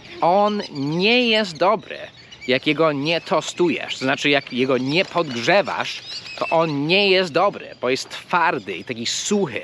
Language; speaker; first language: Polish; non-native, fluent; English